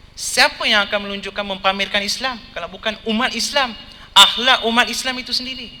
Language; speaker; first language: Malay; non-native, local second language; Tamil